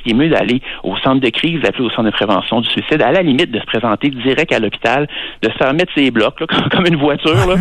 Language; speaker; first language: French; native; French